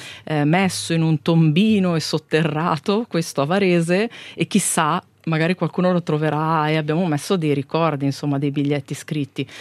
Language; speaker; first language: Italian; native; Italian